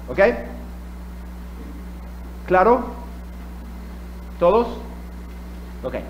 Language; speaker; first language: Spanish; non-native, fluent; English